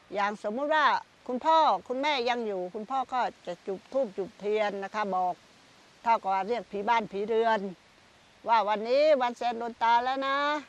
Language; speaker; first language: Thai; non-native, local second language; Khmer